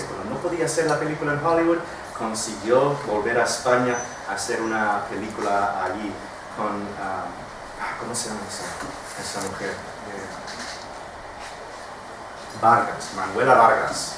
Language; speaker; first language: Spanish; non-native, fluent; English